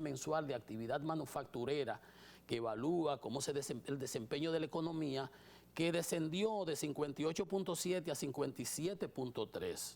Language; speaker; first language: Spanish; native; Spanish